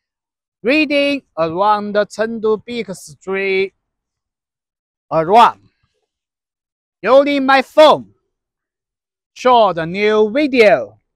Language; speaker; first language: English; non-native, learner; Chinese